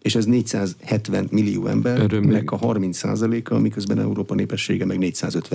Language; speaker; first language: Hungarian; native; Hungarian